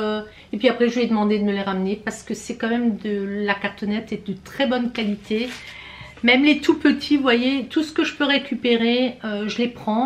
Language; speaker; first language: French; native; French